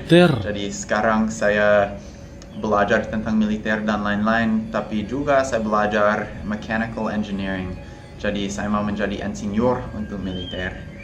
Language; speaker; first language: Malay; non-native, fluent; English